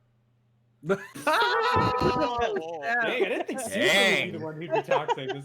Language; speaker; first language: English; native; English